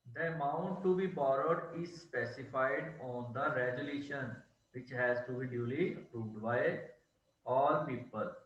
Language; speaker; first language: English; non-native, local second language; Punjabi